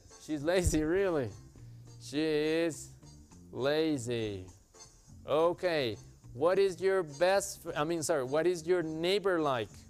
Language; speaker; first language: English; non-native, fluent; Spanish